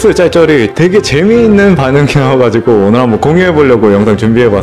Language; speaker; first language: Korean; native; Korean